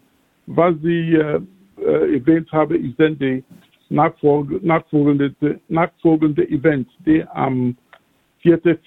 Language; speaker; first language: German; non-native, fluent; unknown